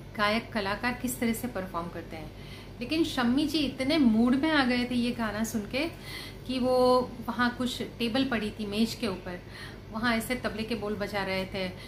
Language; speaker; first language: Hindi; non-native, local second language; Gujarati